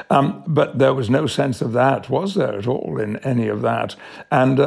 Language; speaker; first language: English; native; English